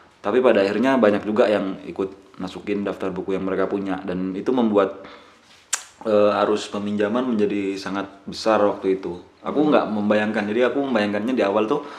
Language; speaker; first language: Indonesian; non-native, local second language; Madurese